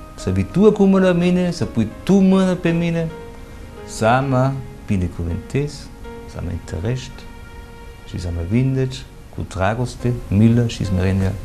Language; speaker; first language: Romanian; non-native, fluent; German